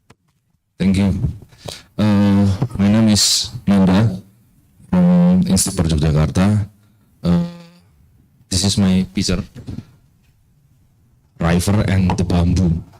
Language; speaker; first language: English; non-native, fluent; Indonesian